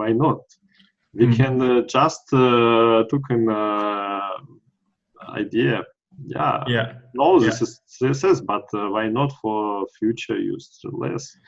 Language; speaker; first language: English; non-native, learner; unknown